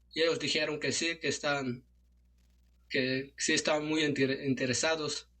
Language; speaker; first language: Spanish; non-native, local second language; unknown